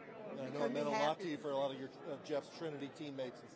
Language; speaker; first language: English; native; English